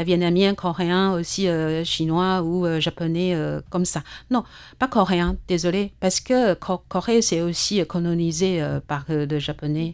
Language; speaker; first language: French; non-native, learner; Chinese